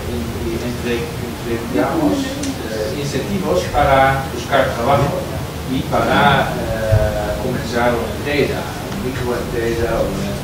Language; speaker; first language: Spanish; non-native, learner; Dutch